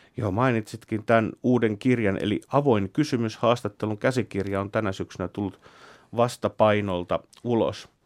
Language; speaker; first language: Finnish; native; Finnish